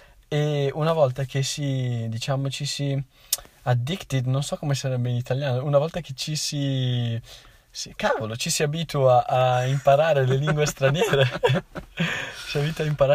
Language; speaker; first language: Italian; native; Italian